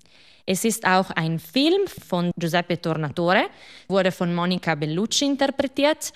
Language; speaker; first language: German; non-native, local second language; Italian